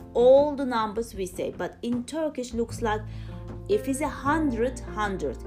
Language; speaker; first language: English; non-native, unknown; Turkish